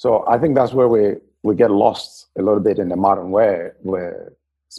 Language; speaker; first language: English; non-native, local second language; Igbo